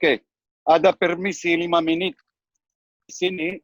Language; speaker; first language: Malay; non-native, learner; Hebrew